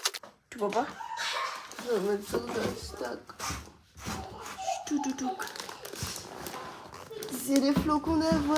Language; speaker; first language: French; native; French